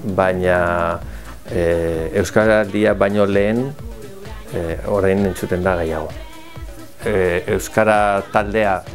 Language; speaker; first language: Basque; non-native, local second language; Spanish